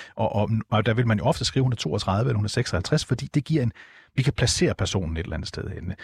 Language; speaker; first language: Danish; native; Danish